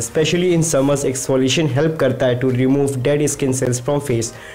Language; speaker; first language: English; non-native, local second language; Hindi